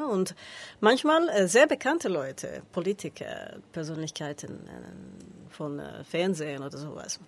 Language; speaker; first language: German; non-native, learner; Spanish